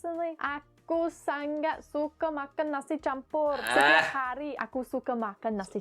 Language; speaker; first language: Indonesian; non-native, learner; English